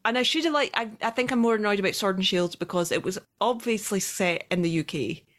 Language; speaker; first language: English; native; English